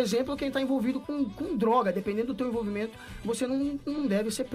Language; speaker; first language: Portuguese; native; Portuguese